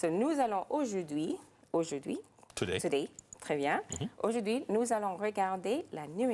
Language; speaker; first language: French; non-native, fluent; English